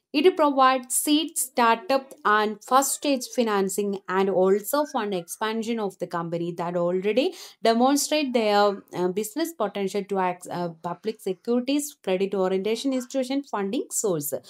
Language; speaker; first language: English; non-native, local second language; Malayalam